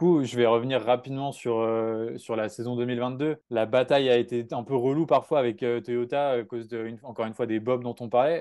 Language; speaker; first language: French; native; French